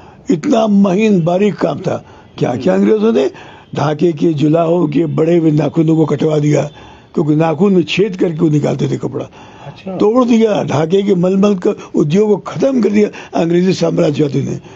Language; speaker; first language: Hindi; non-native, local second language; Telugu